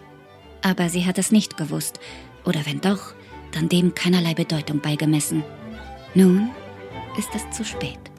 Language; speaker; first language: German; native; German